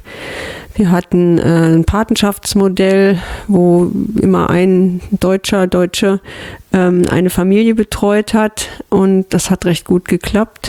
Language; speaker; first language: German; native; German